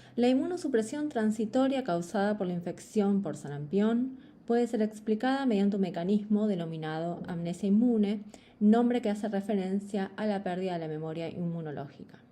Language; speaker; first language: Spanish; native; Spanish